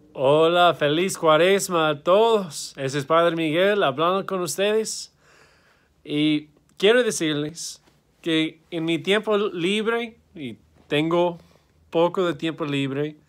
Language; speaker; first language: Spanish; non-native, fluent; English